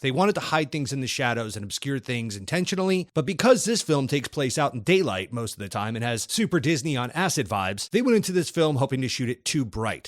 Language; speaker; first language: English; native; English